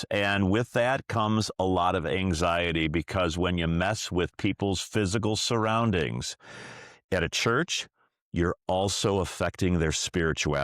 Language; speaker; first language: English; native; English